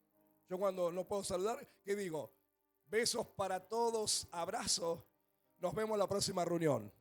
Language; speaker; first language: Spanish; native; Spanish